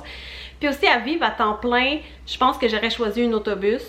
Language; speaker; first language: French; native; French